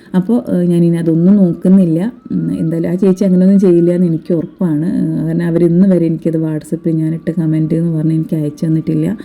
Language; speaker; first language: Malayalam; native; Malayalam